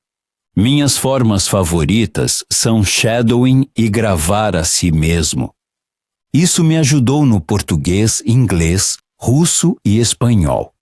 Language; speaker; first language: Portuguese; non-native, fluent; Polish